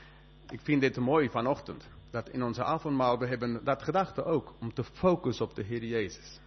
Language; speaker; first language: Dutch; non-native, fluent; English